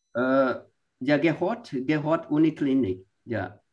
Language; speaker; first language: German; non-native, learner; Vietnamese